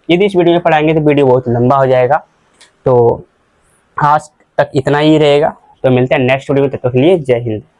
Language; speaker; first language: Hindi; native; Hindi